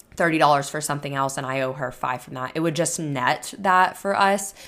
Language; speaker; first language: English; native; English